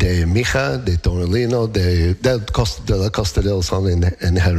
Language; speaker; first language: Spanish; non-native, learner; English